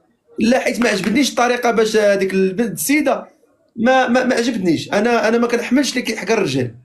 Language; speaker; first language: Arabic; native; Arabic